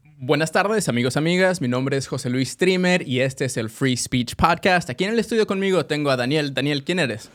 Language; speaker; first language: Spanish; native; Spanish